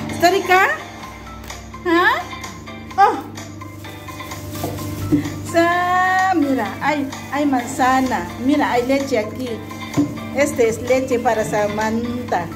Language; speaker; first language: Spanish; non-native, learner; Filipino